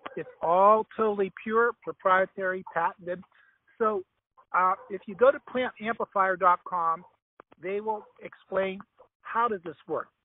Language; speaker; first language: English; native; English